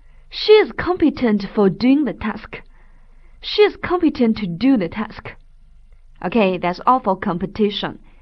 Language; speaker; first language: English; non-native, fluent; Chinese